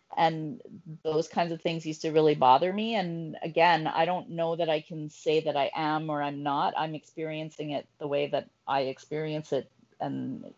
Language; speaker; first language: English; native; English